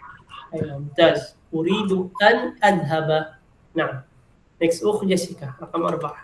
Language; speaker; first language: Arabic; non-native, fluent; Filipino